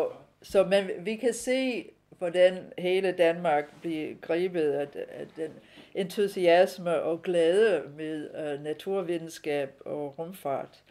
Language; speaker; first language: Danish; non-native, fluent; English